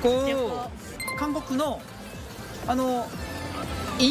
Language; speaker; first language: Japanese; non-native, learner; Korean